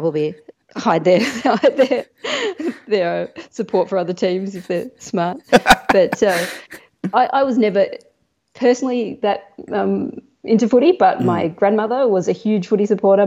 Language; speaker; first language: English; native; English